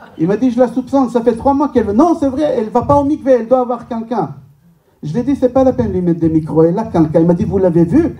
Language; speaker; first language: French; non-native, fluent; Hebrew